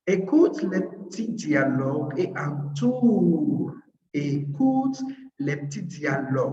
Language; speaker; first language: French; non-native, fluent; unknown